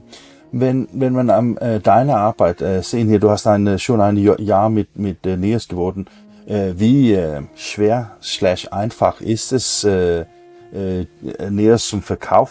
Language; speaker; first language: German; non-native, learner; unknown